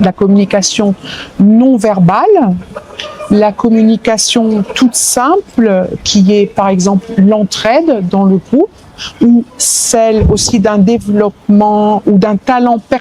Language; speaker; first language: French; native; French